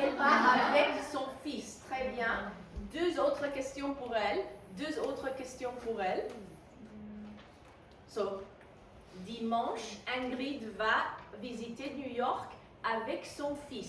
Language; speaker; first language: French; non-native, fluent; Spanish